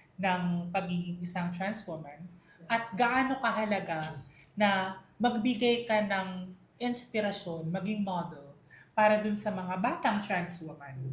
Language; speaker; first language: Filipino; native; Filipino